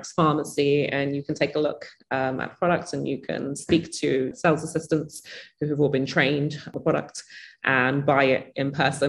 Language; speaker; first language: English; native; English